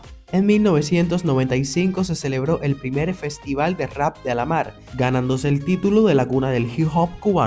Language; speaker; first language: Spanish; native; Spanish